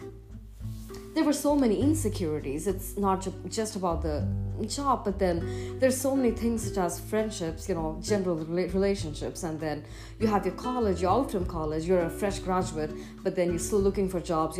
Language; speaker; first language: English; non-native, local second language; Tamil